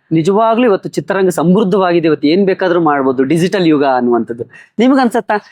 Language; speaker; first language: Kannada; native; Kannada